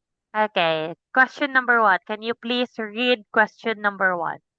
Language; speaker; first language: English; non-native, local second language; Cebuano